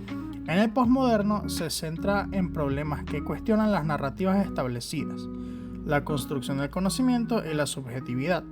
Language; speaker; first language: Spanish; native; Spanish